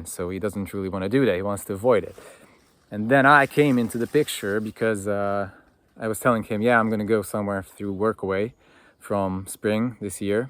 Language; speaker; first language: English; non-native, fluent; Hungarian